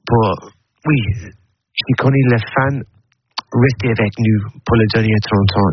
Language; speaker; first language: French; non-native, learner; English